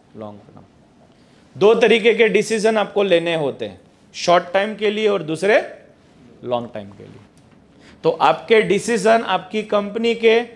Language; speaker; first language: Hindi; non-native, local second language; Gujarati